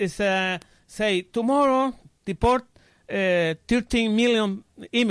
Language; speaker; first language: English; non-native, learner; Spanish